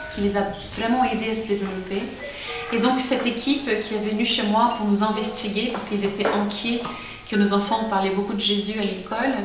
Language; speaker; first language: French; non-native, fluent; Portuguese